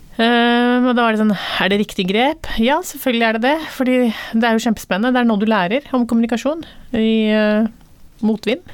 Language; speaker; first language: Norwegian; early bilingual, other home language; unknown